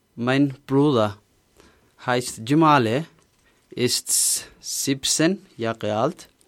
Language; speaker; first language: German; non-native, learner; Somali